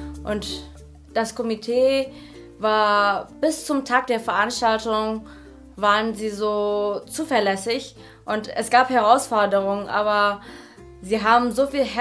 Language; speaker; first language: German; non-native, fluent; Indonesian